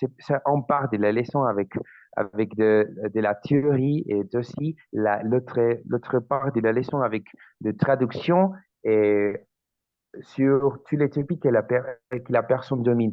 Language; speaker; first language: French; non-native, learner; Spanish